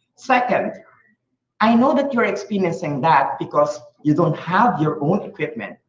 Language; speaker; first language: English; non-native, local second language; Filipino